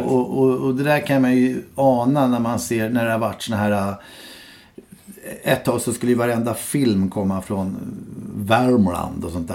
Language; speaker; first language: Swedish; native; Swedish